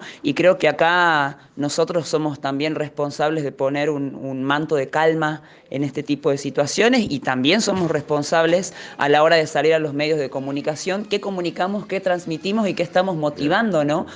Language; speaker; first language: Spanish; native; Spanish